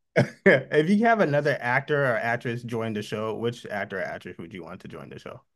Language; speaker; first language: English; native; English